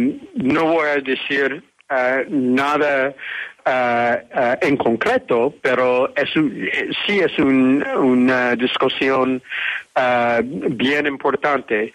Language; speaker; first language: Spanish; non-native, fluent; English